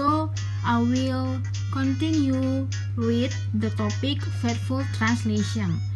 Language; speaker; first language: English; non-native, learner; Indonesian